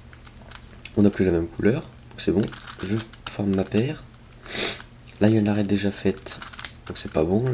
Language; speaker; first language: French; native; French